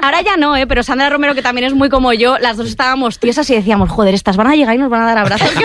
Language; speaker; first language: Spanish; native; Spanish